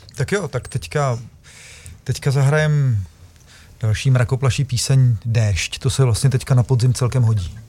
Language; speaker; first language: Czech; native; Czech